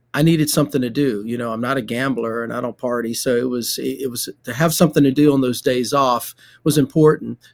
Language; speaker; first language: English; native; English